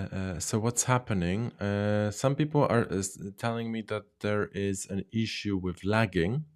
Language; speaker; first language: English; non-native, fluent; Polish